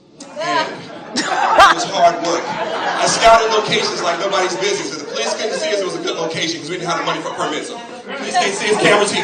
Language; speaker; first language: English; native; English